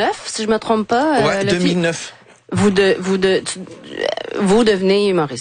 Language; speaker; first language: French; native; French